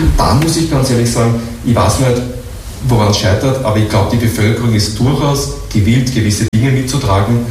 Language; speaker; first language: German; native; German